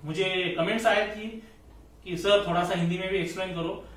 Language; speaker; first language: Hindi; non-native, local second language; Marathi